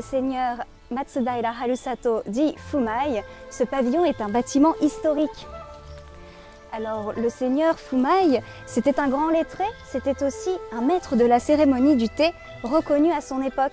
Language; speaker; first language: French; native; French